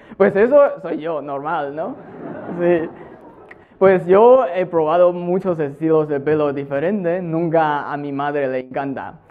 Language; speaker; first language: Spanish; non-native, fluent; Chinese